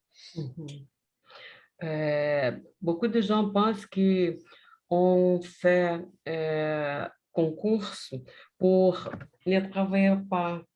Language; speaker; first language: French; non-native, learner; Portuguese